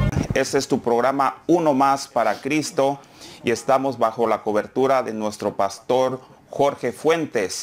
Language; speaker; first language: Spanish; native; Spanish